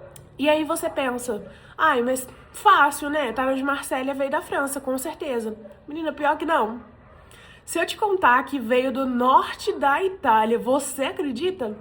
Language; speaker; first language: Portuguese; native; Portuguese